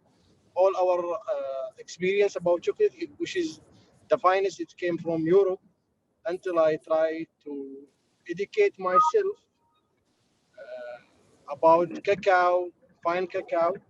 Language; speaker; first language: English; non-native, learner; Arabic